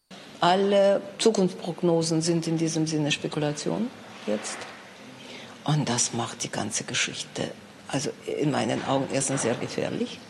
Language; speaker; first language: German; non-native, fluent; Russian